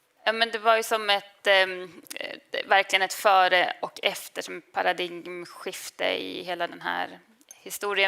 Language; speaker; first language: Swedish; native; Swedish